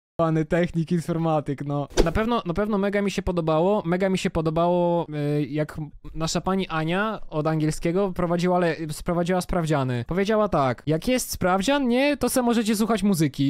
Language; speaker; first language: Polish; native; Polish